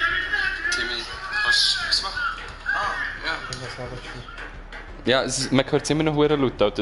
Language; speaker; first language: German; native; German